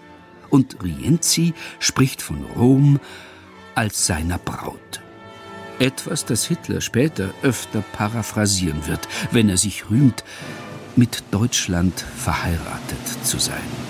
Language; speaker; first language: German; native; German